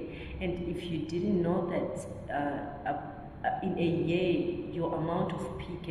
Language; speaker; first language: English; non-native, local second language; Shona